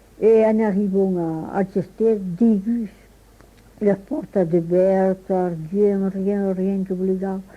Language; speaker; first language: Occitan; native; Occitan